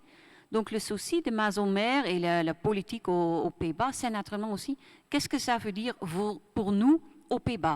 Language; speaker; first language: French; non-native, fluent; Dutch